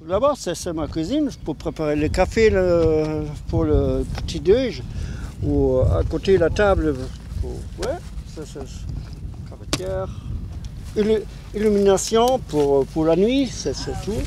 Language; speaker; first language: French; non-native, fluent; German